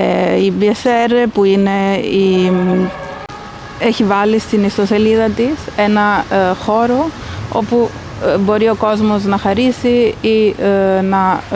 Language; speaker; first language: Greek; early bilingual, heritage; Greek